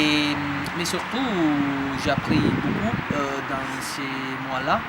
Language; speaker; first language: French; non-native, fluent; Italian